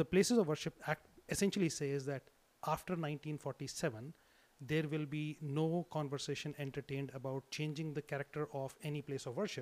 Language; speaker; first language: English; non-native, local second language; Hindi